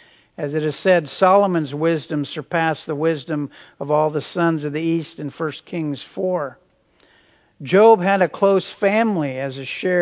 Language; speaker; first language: English; native; English